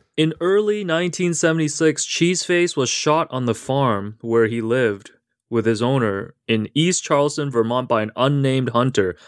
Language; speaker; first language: English; native; English